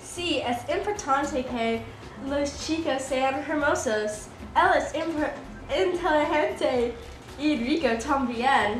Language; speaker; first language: Spanish; non-native, learner; English